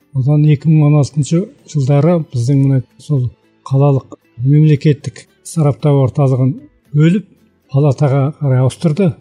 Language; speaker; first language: Kazakh; early bilingual, heritage; Kazakh